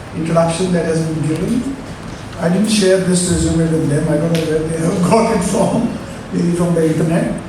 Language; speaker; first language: English; non-native, local second language; Hindi